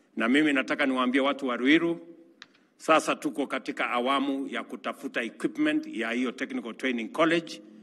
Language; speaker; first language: Swahili; non-native, local second language; Kalenjin